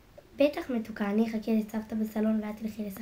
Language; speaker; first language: Hebrew; native; Hebrew